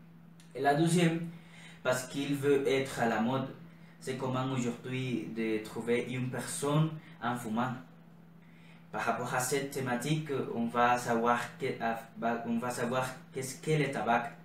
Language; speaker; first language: French; non-native, learner; Spanish